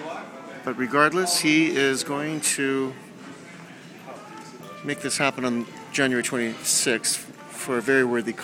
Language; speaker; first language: English; native; English